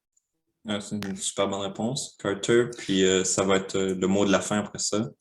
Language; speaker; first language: French; native; French